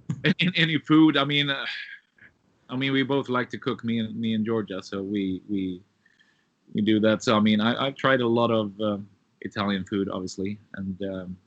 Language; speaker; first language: English; non-native, fluent; Swedish